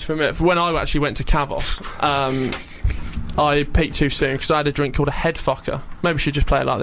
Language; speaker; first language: English; native; English